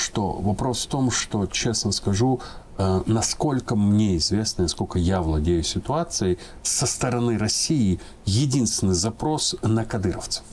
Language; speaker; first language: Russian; non-native, local second language; Ingush